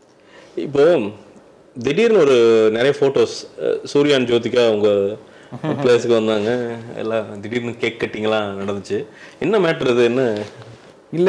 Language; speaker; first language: Tamil; native; Tamil